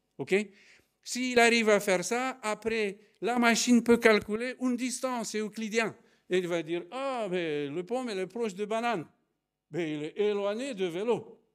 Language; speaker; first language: French; non-native, fluent; Romanian